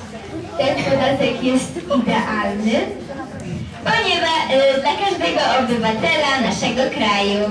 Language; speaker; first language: Polish; native; Polish